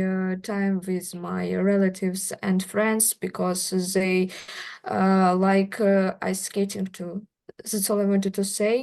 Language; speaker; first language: English; non-native, learner; Russian